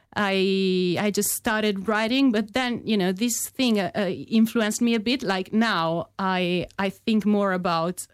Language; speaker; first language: English; non-native, fluent; Italian